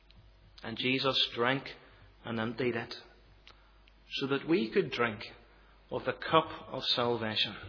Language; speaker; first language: English; native; English